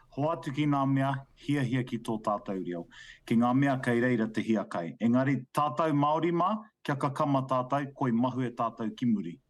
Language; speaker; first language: Māori; non-native, local second language; English